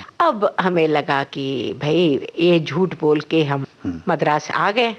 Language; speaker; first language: Hindi; non-native, local second language; Telugu